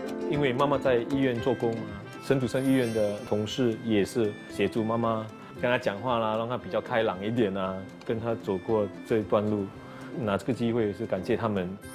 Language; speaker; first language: Chinese; non-native, local second language; English